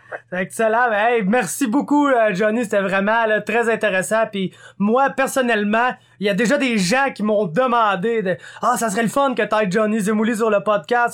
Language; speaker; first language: French; native; French